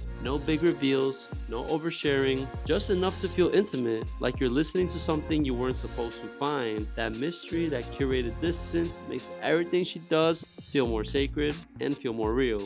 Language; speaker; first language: English; native; English